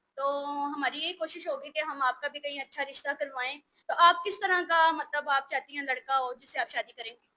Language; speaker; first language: Urdu; native; Urdu